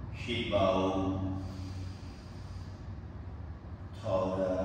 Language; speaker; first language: Vietnamese; non-native, learner; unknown